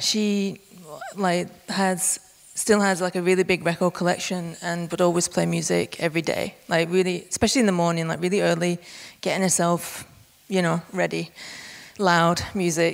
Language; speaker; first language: English; native; English